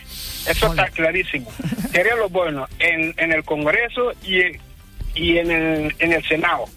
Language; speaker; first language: Spanish; non-native, fluent; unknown